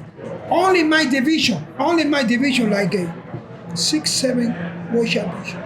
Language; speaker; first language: English; non-native, learner; Spanish